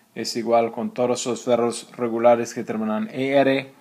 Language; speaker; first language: Spanish; non-native, fluent; English